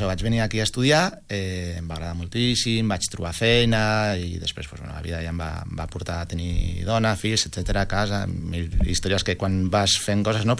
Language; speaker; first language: Catalan; non-native, local second language; Spanish